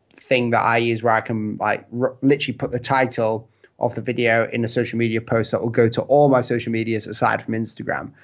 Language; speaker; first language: English; native; English